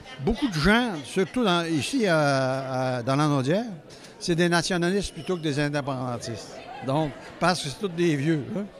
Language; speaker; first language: French; native; French